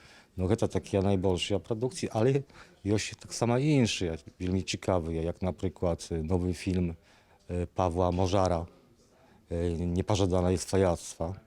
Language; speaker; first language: Polish; non-native, learner; Belarusian